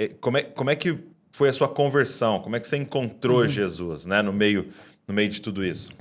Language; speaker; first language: Portuguese; native; Portuguese